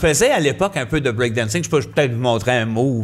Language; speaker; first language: French; native; French